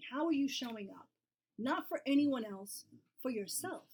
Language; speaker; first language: English; native; English